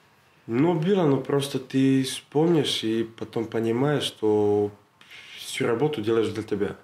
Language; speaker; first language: Russian; non-native, learner; Serbian